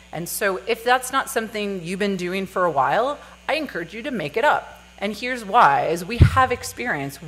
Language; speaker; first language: English; native; English